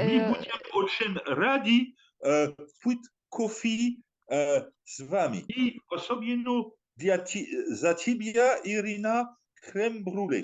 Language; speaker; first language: Russian; non-native, learner; French